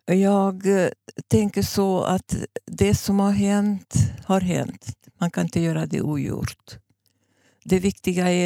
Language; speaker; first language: Swedish; non-native, fluent; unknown